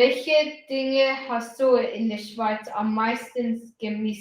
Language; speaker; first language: German; non-native, learner; English